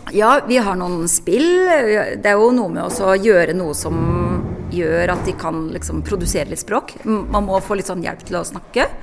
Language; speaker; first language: Norwegian; native; Norwegian